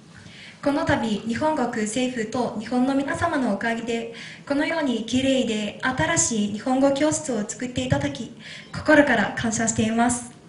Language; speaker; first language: Japanese; non-native, fluent; Mongolian